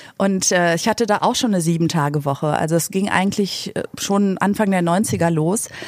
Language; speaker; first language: German; native; German